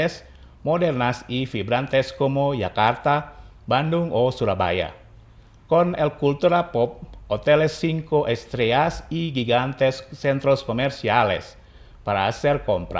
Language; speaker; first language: Spanish; non-native, fluent; Indonesian